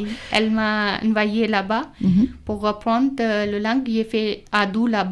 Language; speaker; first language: French; non-native, learner; Urdu